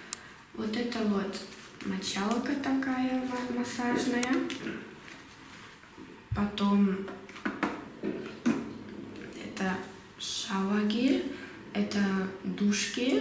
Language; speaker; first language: Russian; early bilingual, heritage; Russian